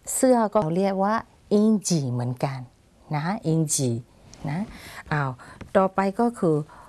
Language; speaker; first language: Thai; non-native, fluent; Burmese